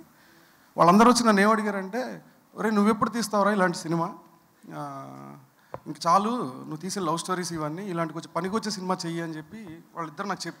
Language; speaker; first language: Telugu; native; Telugu